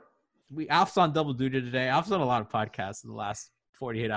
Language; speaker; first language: English; native; English